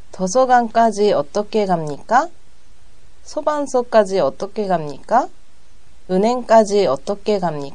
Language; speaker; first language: Korean; non-native, learner; Japanese